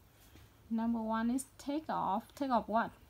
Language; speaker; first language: English; non-native, learner; Vietnamese